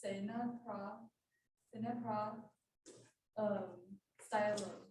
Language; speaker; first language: French; non-native, learner; English